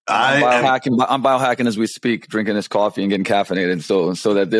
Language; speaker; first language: English; non-native, fluent; Slovenian